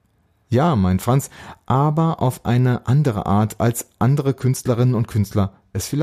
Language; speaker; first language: German; native; German